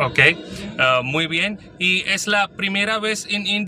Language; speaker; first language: Spanish; non-native, learner; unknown